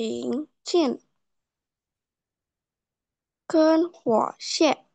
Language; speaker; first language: Chinese; non-native, learner; Indonesian